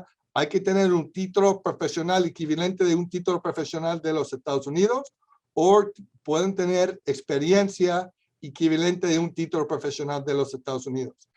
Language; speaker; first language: Spanish; non-native, fluent; English